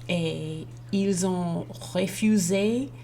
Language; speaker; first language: French; non-native, learner; English